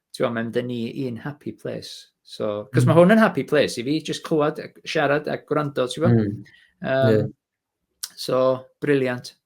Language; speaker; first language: Welsh; native; Welsh